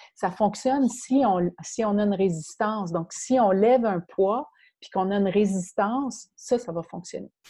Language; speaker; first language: French; native; French